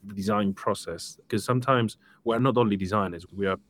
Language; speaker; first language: English; non-native, fluent; Spanish